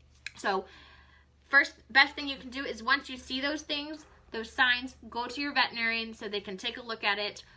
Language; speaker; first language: English; native; English